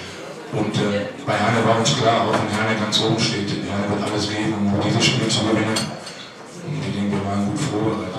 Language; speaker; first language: German; native; German